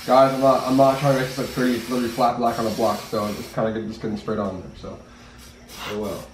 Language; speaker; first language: English; native; English